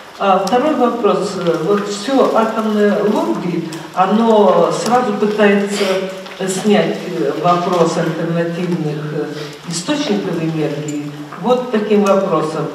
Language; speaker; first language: Russian; native; Russian